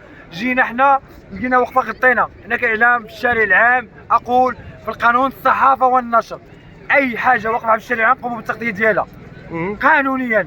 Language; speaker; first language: Arabic; native; Arabic